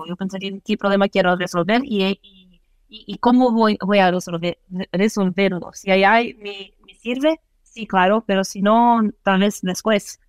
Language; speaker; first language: Spanish; non-native, fluent; Portuguese